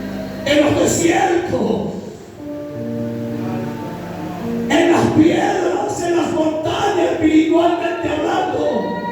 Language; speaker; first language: Spanish; native; Spanish